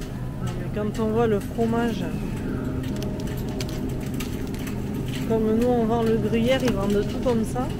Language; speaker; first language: French; native; French